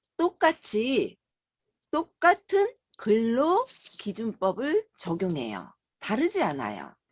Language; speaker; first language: Korean; native; Korean